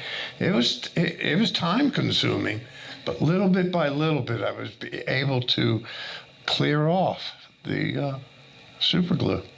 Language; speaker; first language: English; native; English